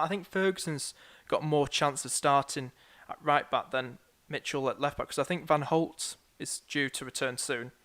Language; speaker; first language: English; native; English